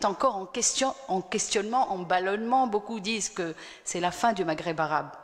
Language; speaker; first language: French; non-native, local second language; Arabic